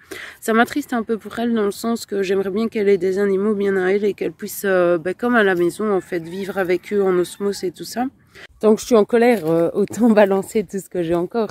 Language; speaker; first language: French; native; French